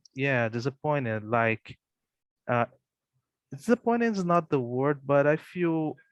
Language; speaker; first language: English; non-native, fluent; Portuguese